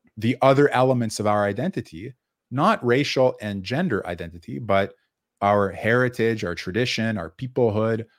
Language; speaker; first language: English; native; English